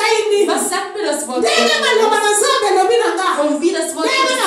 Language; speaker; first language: German; non-native, fluent; Lingala